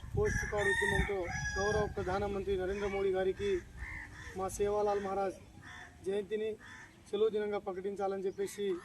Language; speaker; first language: Telugu; non-native, local second language; Lambadi